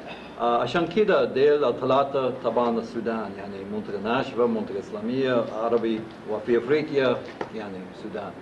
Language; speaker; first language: Arabic; non-native, fluent; English